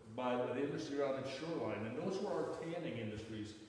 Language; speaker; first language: English; native; English